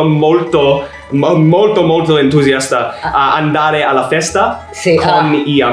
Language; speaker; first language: Italian; non-native, learner; English